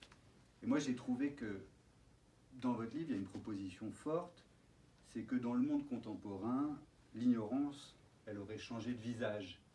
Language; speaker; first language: French; native; French